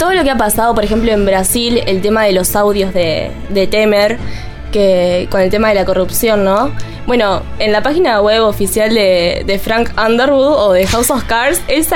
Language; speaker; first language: Spanish; native; Spanish